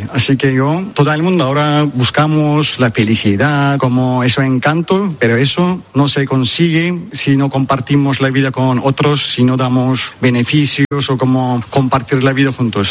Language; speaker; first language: Spanish; non-native, fluent; Turkish